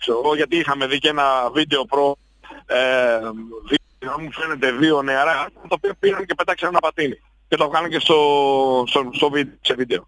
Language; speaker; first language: Greek; native; Greek